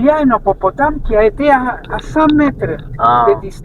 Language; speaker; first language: French; non-native, fluent; Spanish